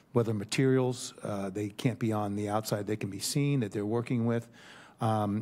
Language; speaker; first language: English; native; English